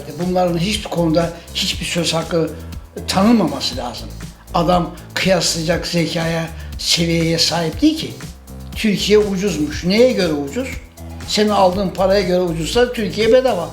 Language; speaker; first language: Turkish; native; Turkish